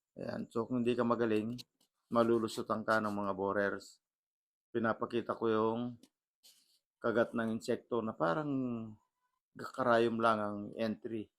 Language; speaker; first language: Filipino; native; Filipino